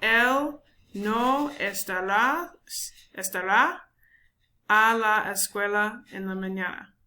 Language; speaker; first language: Spanish; non-native, learner; English